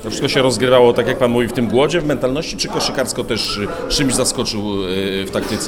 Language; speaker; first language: Polish; native; Polish